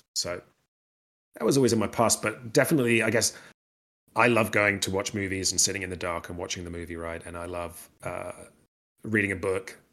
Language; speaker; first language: English; native; English